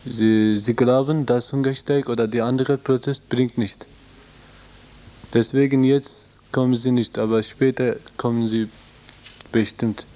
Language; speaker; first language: German; non-native, learner; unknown